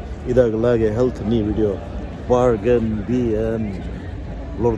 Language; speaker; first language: Norwegian; non-native, learner; Bangla